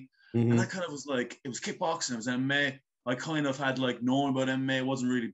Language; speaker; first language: English; native; English